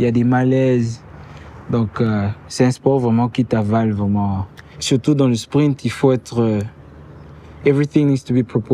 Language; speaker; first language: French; early bilingual, heritage; Lingala